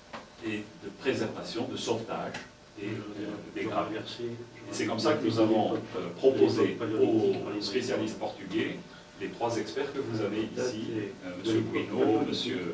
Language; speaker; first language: French; native; French